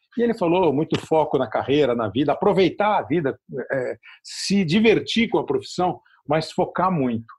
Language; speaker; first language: Portuguese; native; Portuguese